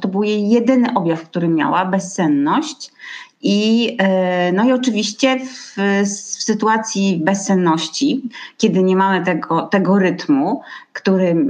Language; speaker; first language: Polish; native; Polish